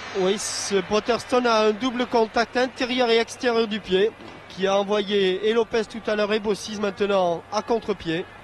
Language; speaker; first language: French; native; French